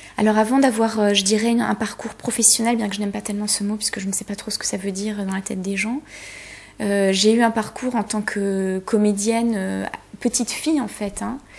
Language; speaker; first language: French; early bilingual, other home language; Polish